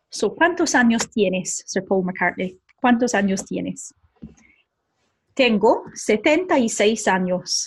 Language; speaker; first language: Spanish; non-native, fluent; English